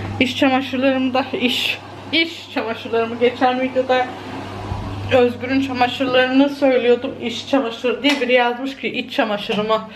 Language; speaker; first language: Turkish; early bilingual, heritage; Turkish